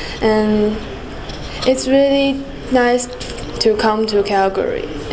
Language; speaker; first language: English; non-native, learner; Chinese